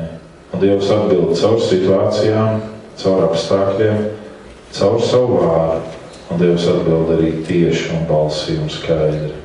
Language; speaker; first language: Latvian; native; Latvian